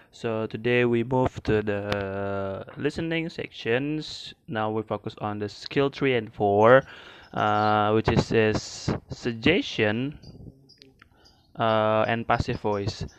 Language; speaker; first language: English; non-native, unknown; Indonesian